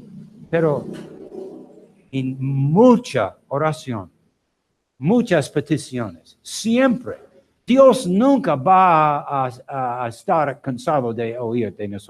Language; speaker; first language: Spanish; non-native, learner; English